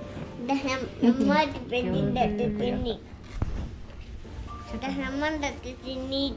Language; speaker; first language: Indonesian; early bilingual, heritage; Indonesian